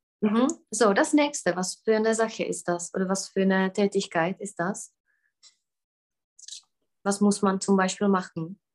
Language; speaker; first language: German; non-native, fluent; Czech